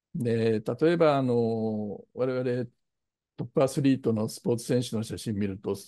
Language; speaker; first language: Japanese; native; Japanese